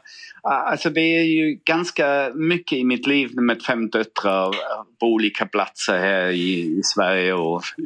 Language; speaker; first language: Swedish; non-native, fluent; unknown